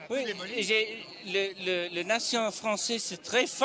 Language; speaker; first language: French; non-native, learner; English